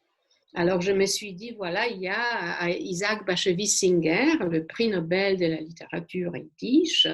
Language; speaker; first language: French; non-native, fluent; Polish